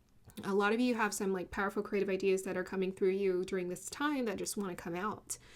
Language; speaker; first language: English; native; English